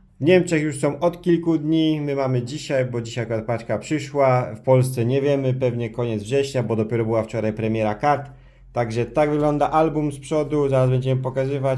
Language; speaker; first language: Polish; early bilingual, heritage; Polish